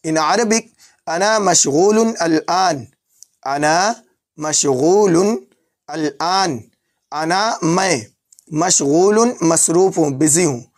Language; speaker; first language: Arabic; non-native, fluent; Urdu